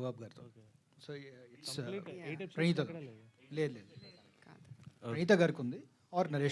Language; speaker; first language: Telugu; native; Telugu